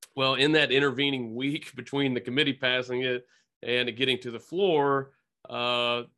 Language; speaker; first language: English; native; English